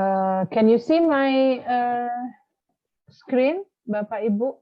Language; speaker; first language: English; non-native, fluent; Indonesian